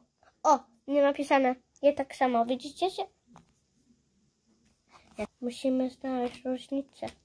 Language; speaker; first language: Polish; early bilingual, heritage; Polish